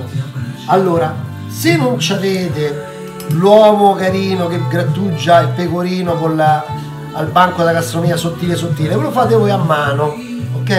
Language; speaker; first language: Italian; native; Italian